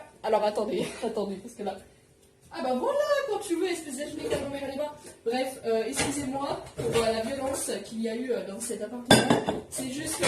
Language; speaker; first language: French; native; French